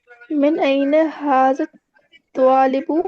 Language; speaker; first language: Arabic; non-native, learner; Urdu